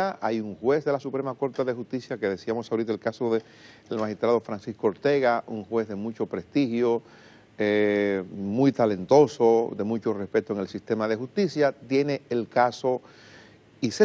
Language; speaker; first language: Spanish; native; Spanish